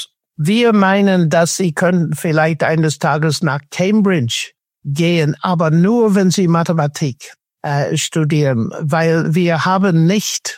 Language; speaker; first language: German; non-native, fluent; English